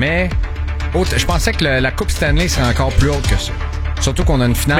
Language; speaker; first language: French; native; French